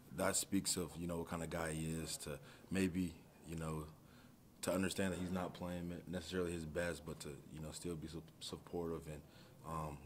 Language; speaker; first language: English; native; English